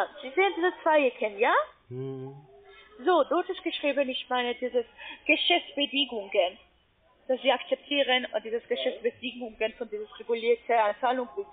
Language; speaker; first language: German; non-native, learner; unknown